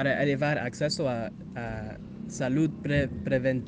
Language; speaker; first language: Spanish; non-native, learner; English